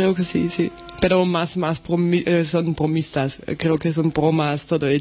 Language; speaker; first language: Spanish; non-native, learner; German